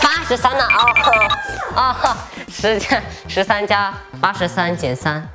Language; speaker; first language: Chinese; native; Chinese